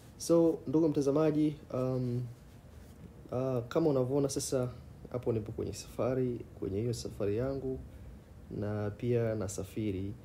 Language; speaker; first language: Swahili; native; Swahili